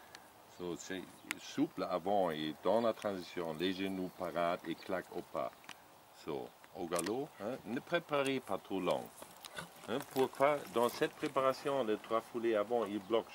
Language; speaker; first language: French; non-native, learner; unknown